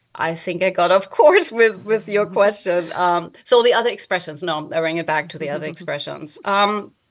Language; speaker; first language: English; non-native, fluent; German